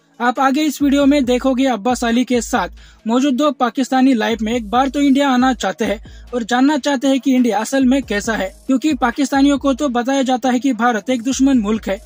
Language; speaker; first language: Hindi; native; Hindi